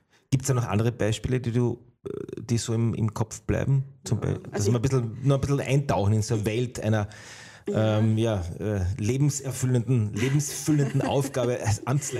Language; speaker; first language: German; native; German